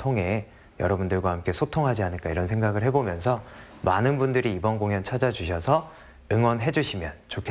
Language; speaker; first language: Korean; native; Korean